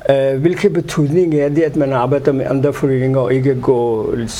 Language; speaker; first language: Danish; non-native, fluent; Urdu